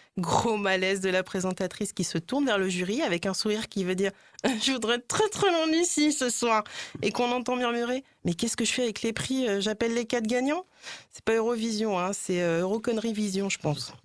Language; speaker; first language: French; native; French